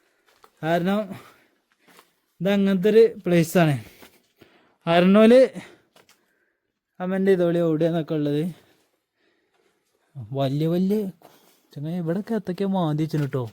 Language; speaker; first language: Malayalam; native; Malayalam